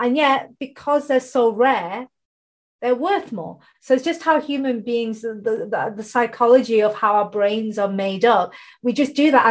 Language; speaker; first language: English; native; English